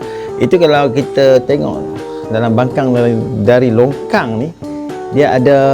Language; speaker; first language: Malay; native; Malay